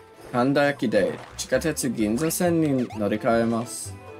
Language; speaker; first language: Japanese; non-native, learner; English